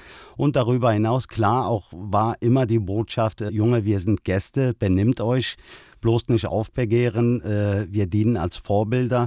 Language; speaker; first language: German; early bilingual, other home language; Turkish